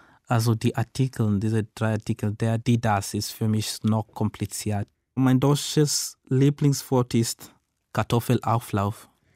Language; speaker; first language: German; non-native, learner; Swahili